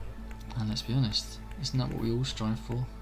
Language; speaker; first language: English; native; English